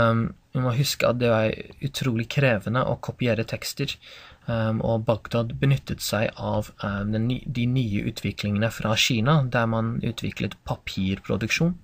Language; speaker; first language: Norwegian; non-native, fluent; English